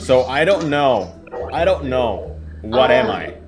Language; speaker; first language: English; non-native, local second language; Filipino